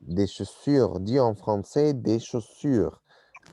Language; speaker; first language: French; non-native, fluent; Arabic